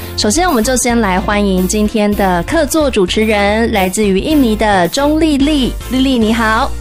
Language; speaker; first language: Chinese; native; Chinese